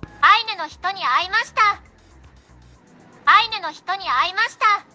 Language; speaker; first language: Japanese; non-native, learner; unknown